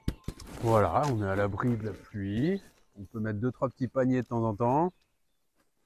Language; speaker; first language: French; native; French